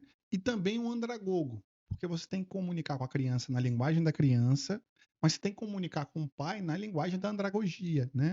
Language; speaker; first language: Portuguese; native; Portuguese